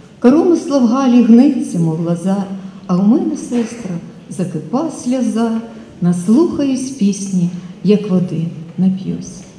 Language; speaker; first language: Ukrainian; native; Ukrainian